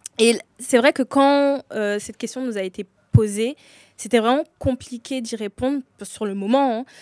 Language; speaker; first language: French; native; French